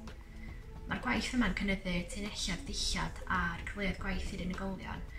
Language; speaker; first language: Welsh; native; Welsh